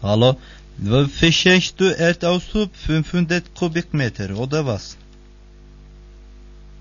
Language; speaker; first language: German; non-native, learner; Turkish